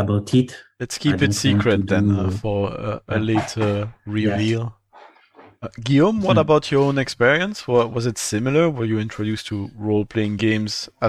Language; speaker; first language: English; non-native, fluent; French